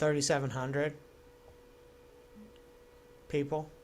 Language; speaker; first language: English; native; English